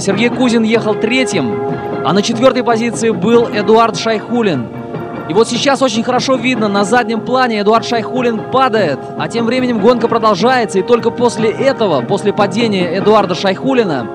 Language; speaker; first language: Russian; native; Russian